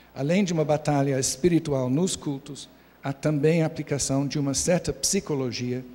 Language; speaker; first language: Portuguese; non-native, fluent; English